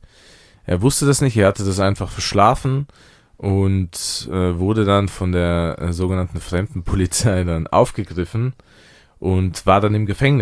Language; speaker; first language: German; early bilingual, other home language; Persian